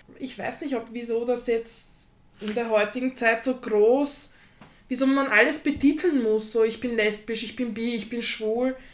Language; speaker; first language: German; early bilingual, other home language; Slovak